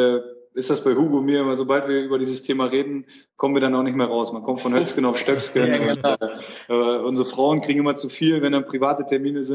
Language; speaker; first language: German; native; German